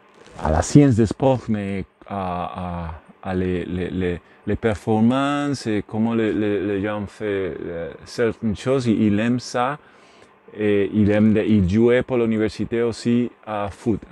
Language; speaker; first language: French; non-native, learner; Spanish